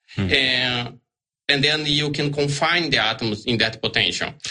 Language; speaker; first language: English; non-native, learner; Portuguese